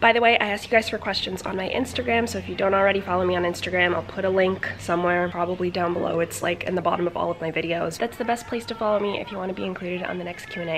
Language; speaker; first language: English; early bilingual, other home language; Russian